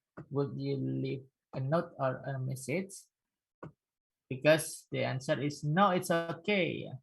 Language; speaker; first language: English; non-native, fluent; Indonesian